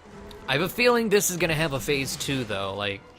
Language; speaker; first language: English; native; English